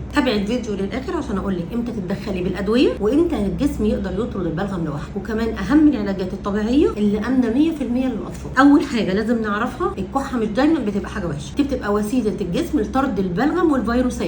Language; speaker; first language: Arabic; native; Arabic